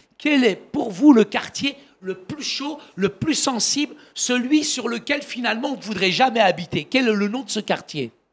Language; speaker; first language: French; early bilingual, other home language; Arabic